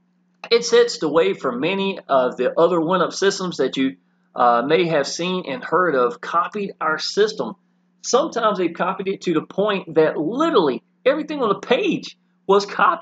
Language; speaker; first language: English; native; English